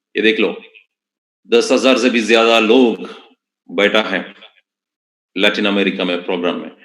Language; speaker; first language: Hindi; non-native, local second language; Malayalam